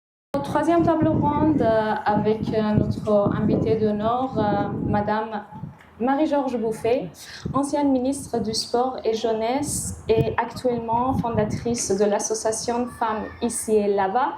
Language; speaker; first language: French; non-native, fluent; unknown